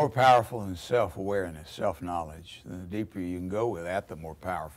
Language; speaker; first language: English; native; English